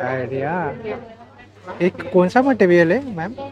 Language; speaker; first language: Hindi; non-native, local second language; Marathi